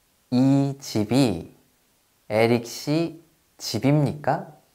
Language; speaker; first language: Korean; native; Korean